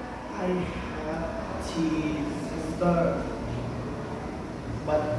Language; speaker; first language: English; non-native, learner; Thai